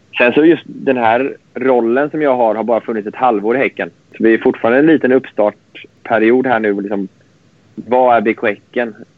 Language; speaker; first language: Swedish; native; Swedish